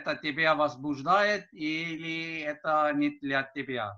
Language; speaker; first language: Russian; non-native, learner; Estonian